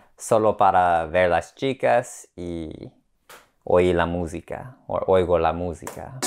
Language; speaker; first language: Spanish; non-native, learner; English